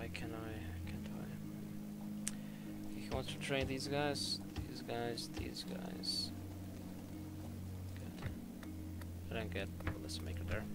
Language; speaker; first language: English; native; English